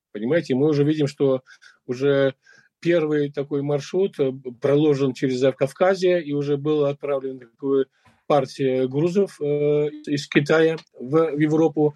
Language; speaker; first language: Russian; non-native, local second language; Uzbek